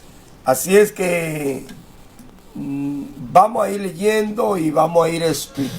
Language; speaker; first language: Spanish; native; Spanish